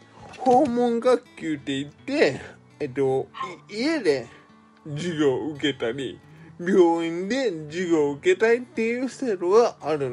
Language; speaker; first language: Japanese; native; Japanese